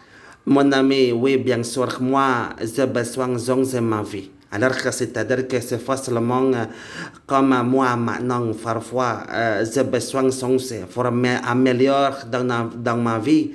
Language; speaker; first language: French; non-native, learner; Indonesian